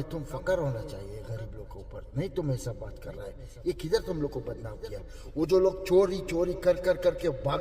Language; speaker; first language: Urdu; non-native, learner; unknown